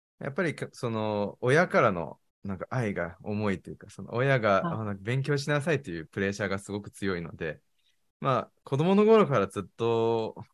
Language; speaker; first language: Japanese; non-native, fluent; Chinese